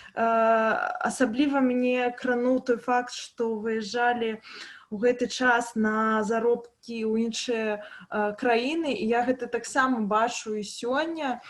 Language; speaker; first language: Belarusian; native; Belarusian